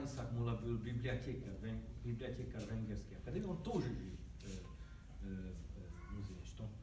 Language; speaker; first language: Russian; non-native, learner; Hungarian